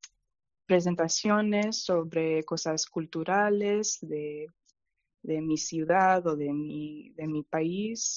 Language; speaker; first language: Spanish; non-native, fluent; English